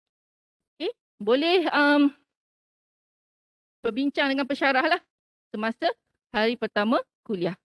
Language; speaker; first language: Malay; native; Malay